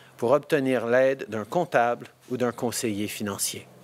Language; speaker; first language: French; early bilingual, heritage; French